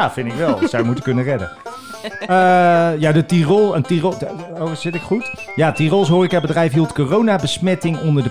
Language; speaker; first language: Dutch; native; Dutch